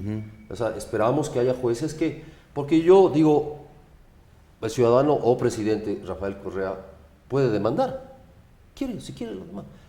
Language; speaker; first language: Spanish; native; Spanish